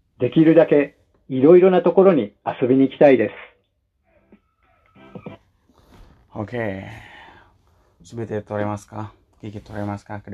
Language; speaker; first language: Japanese; non-native, fluent; Indonesian